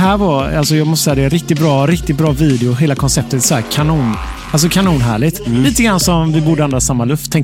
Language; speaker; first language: Swedish; native; Swedish